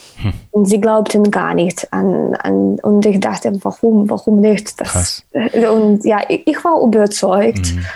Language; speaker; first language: German; non-native, learner; Ukrainian